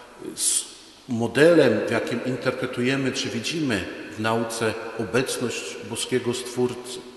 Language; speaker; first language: Polish; native; Polish